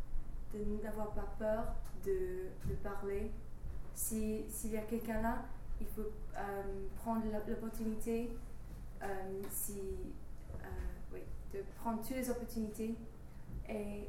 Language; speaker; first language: French; non-native, learner; English